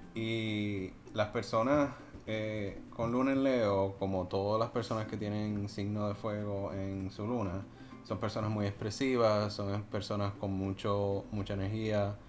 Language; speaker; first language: Spanish; native; Spanish